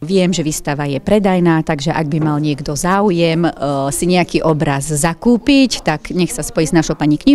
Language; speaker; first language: Slovak; native; Slovak